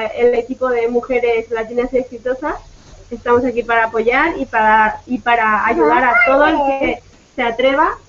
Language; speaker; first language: Spanish; native; Spanish